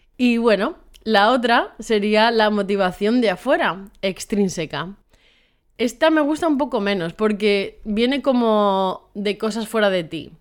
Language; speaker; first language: Spanish; native; Spanish